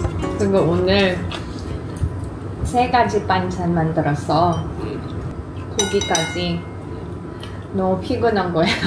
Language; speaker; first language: Korean; non-native, learner; Filipino